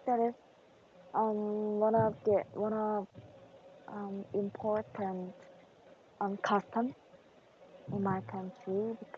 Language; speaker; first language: English; non-native, learner; Korean